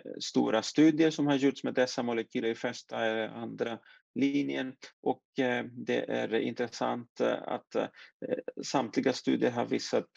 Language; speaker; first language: Swedish; non-native, fluent; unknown